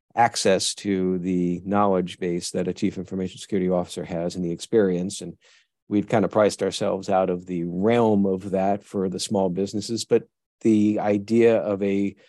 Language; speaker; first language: English; native; English